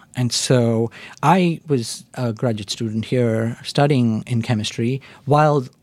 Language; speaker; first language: English; non-native, local second language; Hindi